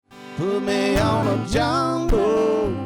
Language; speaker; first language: English; native; English